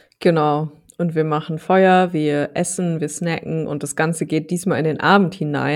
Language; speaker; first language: German; native; German